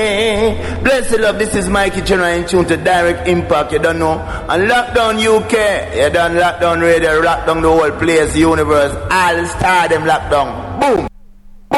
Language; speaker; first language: English; native; English